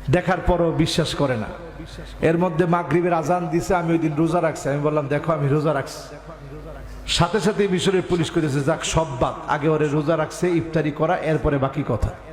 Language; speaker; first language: Bangla; native; Bangla